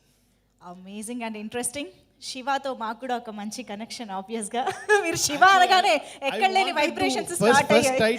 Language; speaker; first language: Telugu; native; Telugu